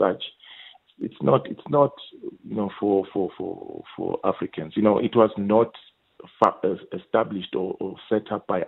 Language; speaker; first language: English; non-native, local second language; Swati